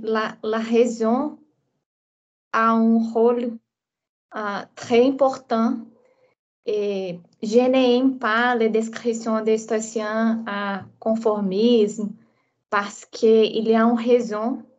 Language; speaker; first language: French; non-native, learner; Portuguese